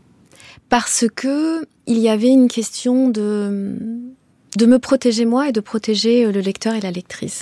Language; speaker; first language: French; non-native, local second language; Kinyarwanda